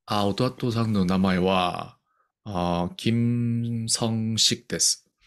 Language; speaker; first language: Japanese; non-native, learner; Korean